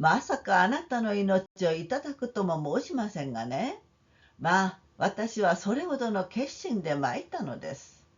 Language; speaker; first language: Japanese; non-native, fluent; Korean